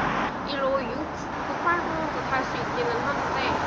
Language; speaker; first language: Korean; non-native, fluent; Indonesian